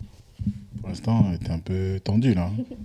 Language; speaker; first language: French; native; French